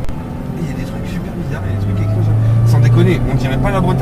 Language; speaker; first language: French; native; French